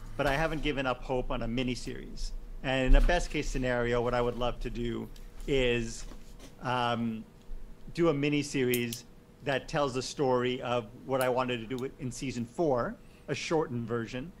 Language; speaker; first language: English; native; English